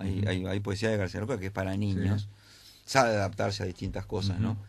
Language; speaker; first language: Spanish; native; Spanish